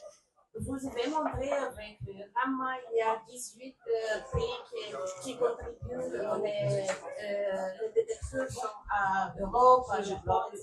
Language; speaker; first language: French; non-native, learner; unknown